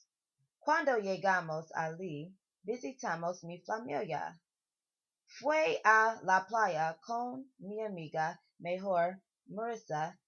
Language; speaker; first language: Spanish; non-native, learner; English